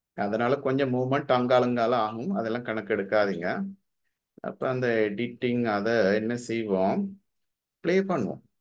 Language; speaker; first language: Tamil; native; Tamil